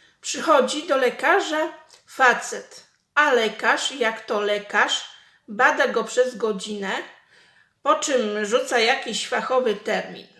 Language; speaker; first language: Polish; native; Polish